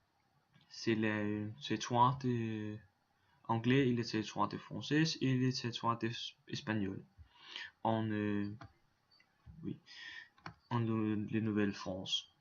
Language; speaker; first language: French; non-native, learner; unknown